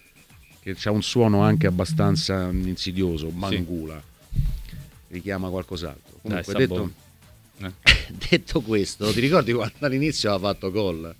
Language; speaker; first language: Italian; native; Italian